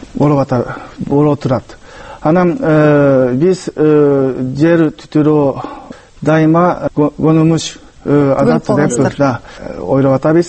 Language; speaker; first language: Kyrgyz; non-native, fluent; Japanese